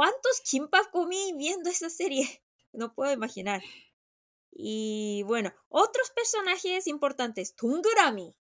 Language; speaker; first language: Spanish; non-native, fluent; Korean